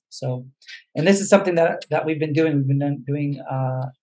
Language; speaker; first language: English; native; English